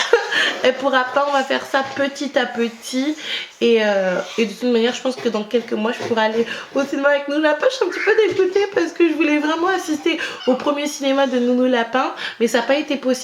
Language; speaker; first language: French; native; French